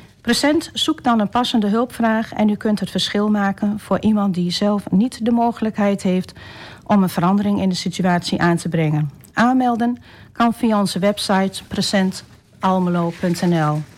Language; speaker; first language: Dutch; native; Dutch